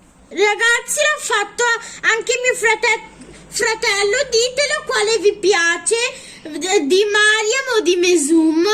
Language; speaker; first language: Italian; early bilingual, other home language; Urdu